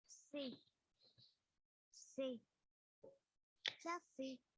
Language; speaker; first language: French; non-native, learner; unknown